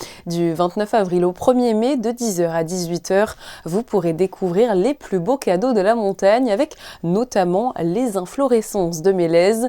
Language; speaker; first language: French; native; French